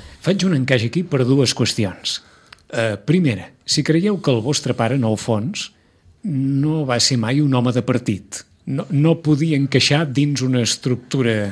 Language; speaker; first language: Catalan; native; Catalan